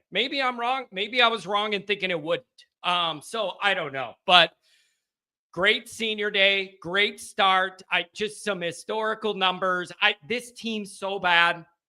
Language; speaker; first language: English; native; English